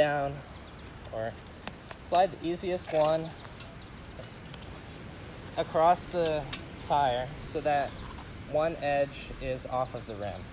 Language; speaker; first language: English; native; English